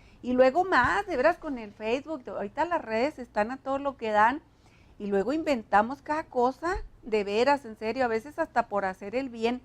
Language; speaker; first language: Spanish; native; Spanish